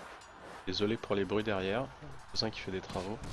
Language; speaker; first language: French; native; French